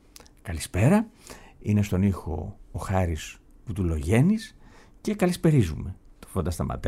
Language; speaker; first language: Greek; native; Greek